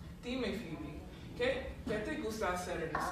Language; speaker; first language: Spanish; non-native, learner; English